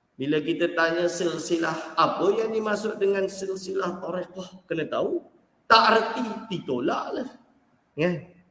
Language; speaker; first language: Malay; native; Malay